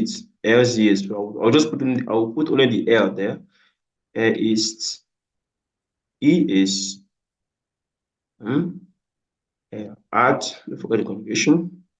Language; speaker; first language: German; non-native, fluent; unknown